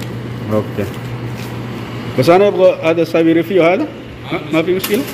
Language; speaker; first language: Arabic; non-native, learner; Indonesian